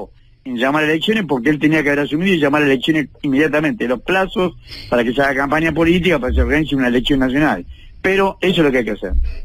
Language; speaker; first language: Spanish; native; Spanish